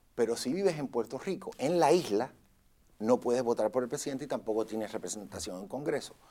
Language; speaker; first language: Spanish; native; Spanish